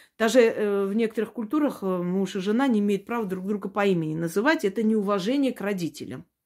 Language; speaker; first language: Russian; non-native, local second language; Armenian